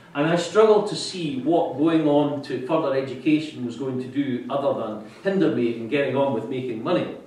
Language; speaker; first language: English; native; English